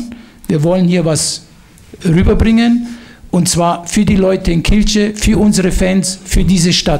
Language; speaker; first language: German; non-native, fluent; Italian